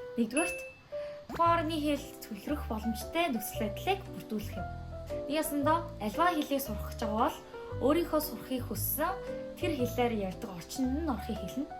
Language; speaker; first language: Mongolian; non-native, fluent; Korean